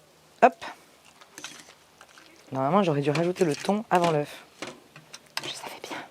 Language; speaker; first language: French; native; French